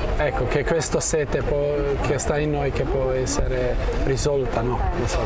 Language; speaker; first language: Italian; non-native, fluent; Croatian